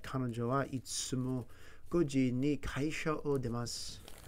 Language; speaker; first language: Japanese; non-native, learner; English